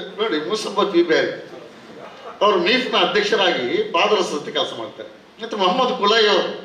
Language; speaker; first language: Kannada; non-native, local second language; Malayalam